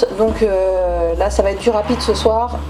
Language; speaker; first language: French; native; French